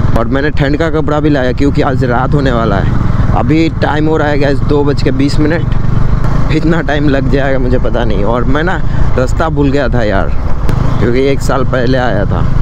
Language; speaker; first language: Hindi; non-native, local second language; Bangla